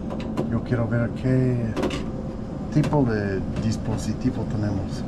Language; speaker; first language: Spanish; non-native, fluent; English